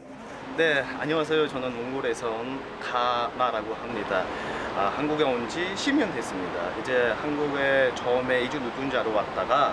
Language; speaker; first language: Korean; non-native, learner; Mongolian